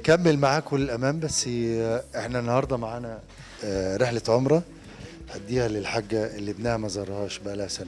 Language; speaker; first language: Arabic; native; Arabic